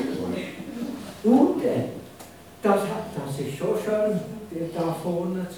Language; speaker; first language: German; non-native, fluent; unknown